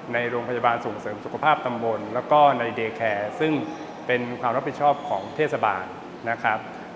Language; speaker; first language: Thai; native; Thai